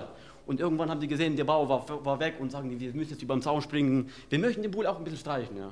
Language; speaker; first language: German; non-native, fluent; Romanian